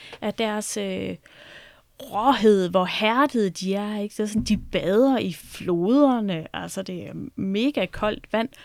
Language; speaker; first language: Danish; native; Danish